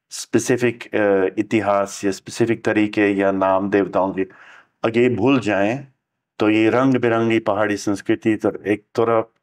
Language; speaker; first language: Hindi; non-native, fluent; English